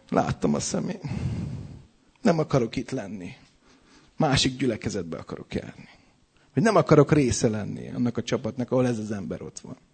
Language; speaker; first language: Hungarian; native; Hungarian